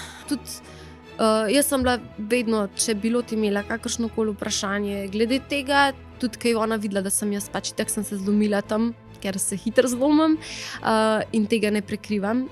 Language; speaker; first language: Slovenian; native; Slovenian